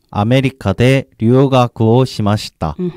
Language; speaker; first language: Japanese; non-native, learner; Korean